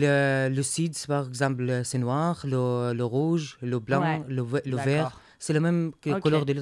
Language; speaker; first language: French; non-native, learner; Arabic